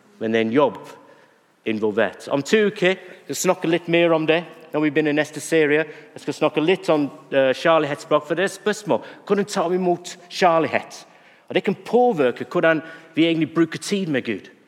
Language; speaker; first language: Norwegian; non-native, fluent; English